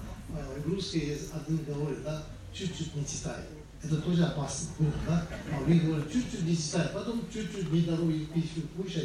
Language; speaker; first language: Russian; non-native, learner; Tibetan